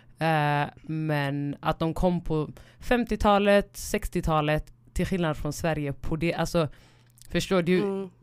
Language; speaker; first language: Swedish; early bilingual, other home language; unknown